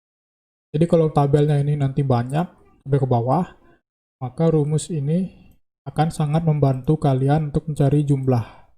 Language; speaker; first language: Indonesian; native; Indonesian